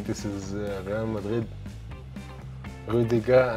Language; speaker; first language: English; non-native, fluent; Arabic